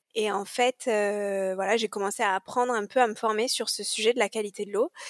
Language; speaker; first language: French; native; French